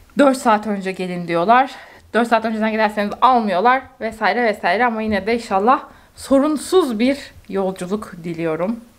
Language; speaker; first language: Turkish; early bilingual, heritage; Turkish